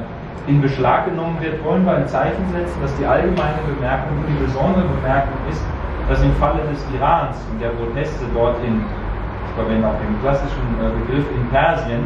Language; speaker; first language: German; native; German